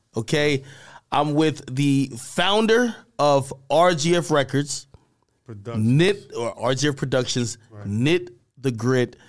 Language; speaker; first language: English; native; English